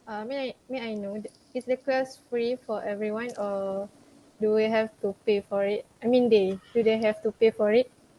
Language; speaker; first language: English; non-native, local second language; Malay